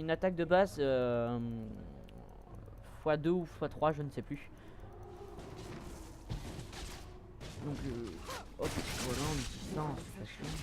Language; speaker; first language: French; native; French